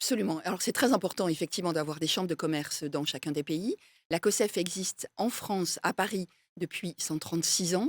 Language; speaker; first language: French; native; French